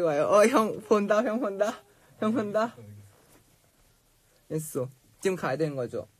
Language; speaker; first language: Korean; non-native, fluent; Thai